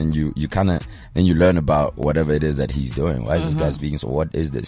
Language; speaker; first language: English; non-native, local second language; Zulu